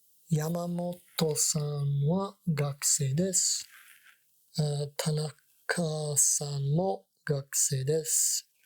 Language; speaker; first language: Japanese; non-native, learner; English